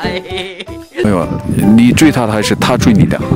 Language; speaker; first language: Chinese; non-native, learner; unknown